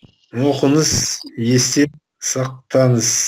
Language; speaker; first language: Kazakh; non-native, local second language; Russian